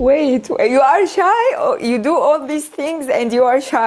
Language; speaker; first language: English; non-native, fluent; Arabic